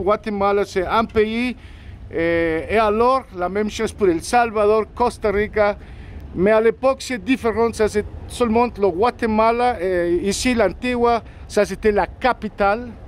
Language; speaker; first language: French; non-native, learner; Spanish